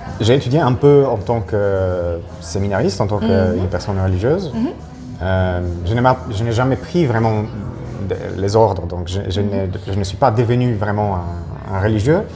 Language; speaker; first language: French; non-native, fluent; Polish